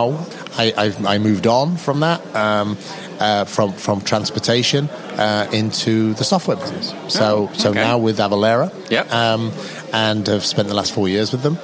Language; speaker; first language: English; native; English